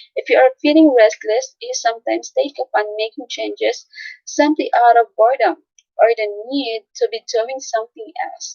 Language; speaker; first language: English; non-native, local second language; Filipino